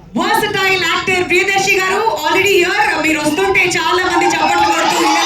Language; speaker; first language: Telugu; native; Telugu